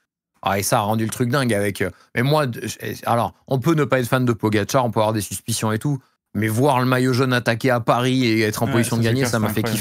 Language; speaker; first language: French; native; French